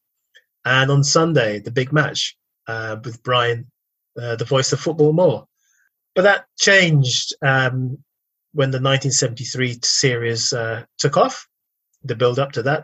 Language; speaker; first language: English; native; English